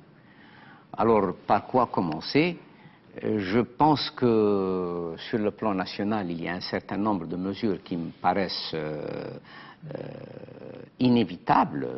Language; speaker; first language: French; non-native, local second language; Arabic